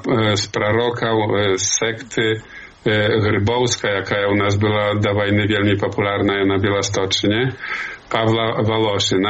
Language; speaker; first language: Polish; non-native, learner; Belarusian